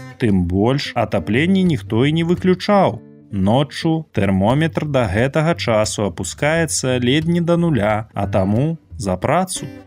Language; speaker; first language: Belarusian; native; Belarusian